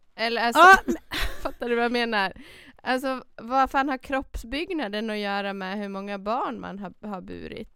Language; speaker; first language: Swedish; native; Swedish